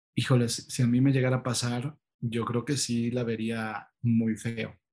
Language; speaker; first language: Spanish; native; Spanish